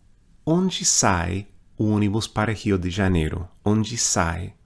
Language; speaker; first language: Portuguese; non-native, fluent; English